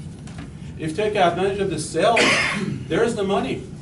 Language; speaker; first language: English; native; English